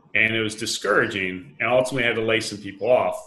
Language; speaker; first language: English; native; English